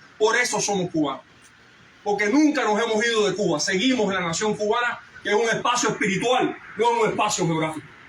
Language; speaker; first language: Spanish; early bilingual, heritage; Spanish